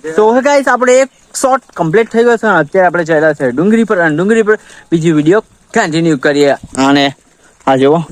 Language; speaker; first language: Gujarati; native; Gujarati